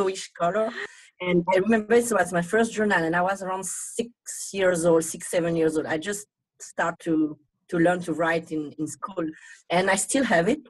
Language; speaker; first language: English; non-native, fluent; Vietnamese